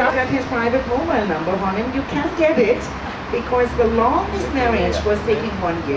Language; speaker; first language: English; non-native, fluent; German